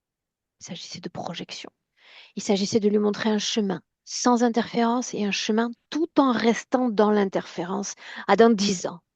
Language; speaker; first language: French; native; French